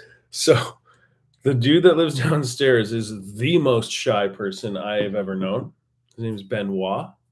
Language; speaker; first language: English; native; English